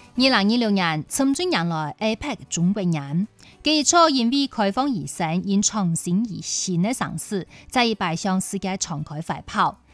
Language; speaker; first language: Chinese; non-native, local second language; Cantonese